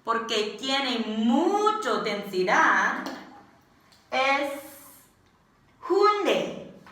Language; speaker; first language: Spanish; non-native, learner; English